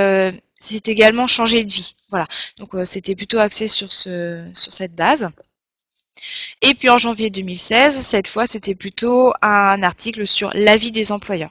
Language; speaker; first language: French; native; French